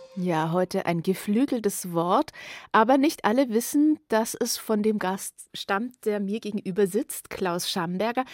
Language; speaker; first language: German; native; German